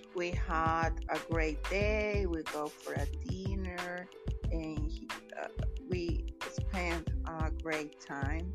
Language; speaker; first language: English; non-native, learner; Spanish